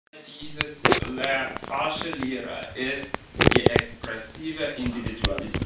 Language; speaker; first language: German; non-native, learner; English